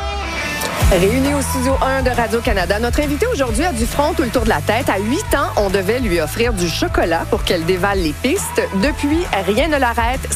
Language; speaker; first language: French; native; French